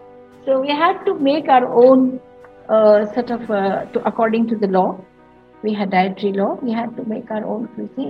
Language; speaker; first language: English; non-native, local second language; Marathi